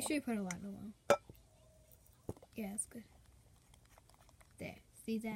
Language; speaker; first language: English; native; English